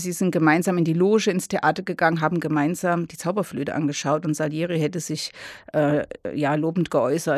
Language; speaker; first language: German; native; German